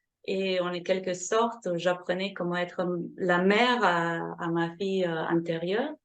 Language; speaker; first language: French; non-native, fluent; Slovenian